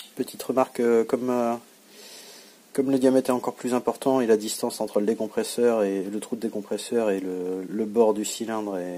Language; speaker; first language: French; native; French